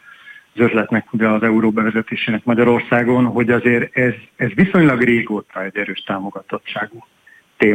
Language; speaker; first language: Hungarian; native; Hungarian